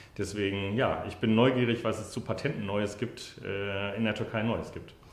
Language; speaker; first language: German; native; German